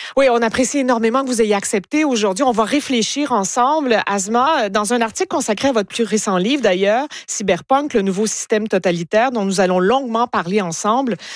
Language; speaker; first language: French; native; French